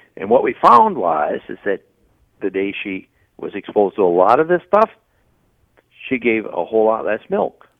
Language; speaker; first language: English; native; English